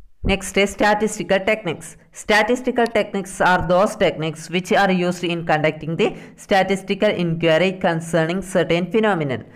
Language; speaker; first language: English; non-native, local second language; Malayalam